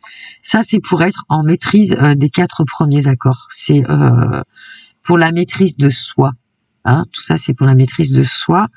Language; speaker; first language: French; native; French